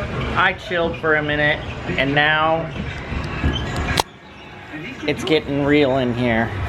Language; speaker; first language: English; native; English